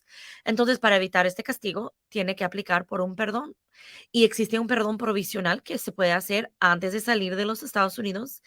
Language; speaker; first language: Spanish; non-native, fluent; English